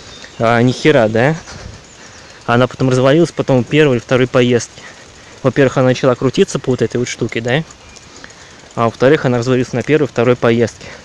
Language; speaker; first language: Russian; native; Russian